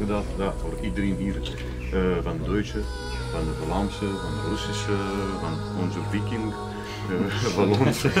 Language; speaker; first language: Dutch; non-native, learner; Russian